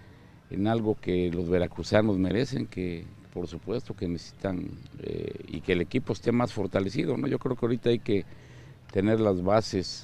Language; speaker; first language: Spanish; native; Spanish